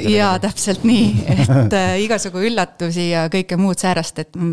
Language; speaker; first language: Estonian; native; Estonian